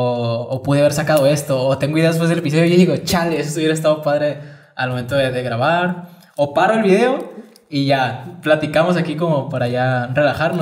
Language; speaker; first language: Spanish; native; Spanish